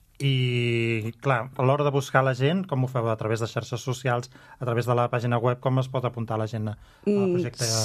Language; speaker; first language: Catalan; native; Catalan